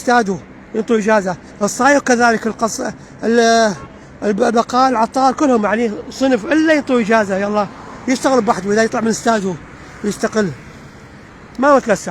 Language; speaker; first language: Arabic; native; Arabic